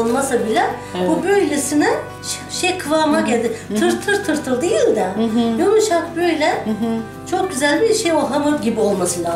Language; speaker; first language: Turkish; native; Turkish